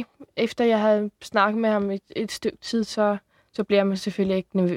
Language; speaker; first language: Danish; early bilingual, heritage; Icelandic